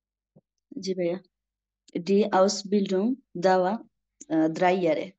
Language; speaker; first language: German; non-native, learner; Bangla